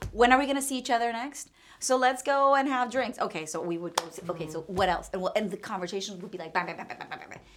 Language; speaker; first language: English; non-native, fluent; Spanish